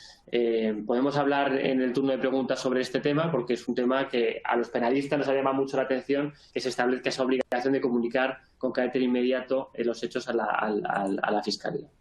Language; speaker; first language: Spanish; native; Spanish